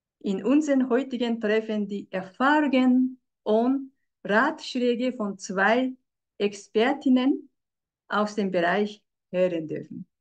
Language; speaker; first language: German; non-native, fluent; Japanese